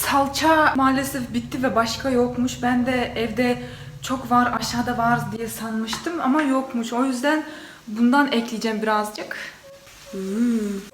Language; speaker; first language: Turkish; non-native, fluent; Kyrgyz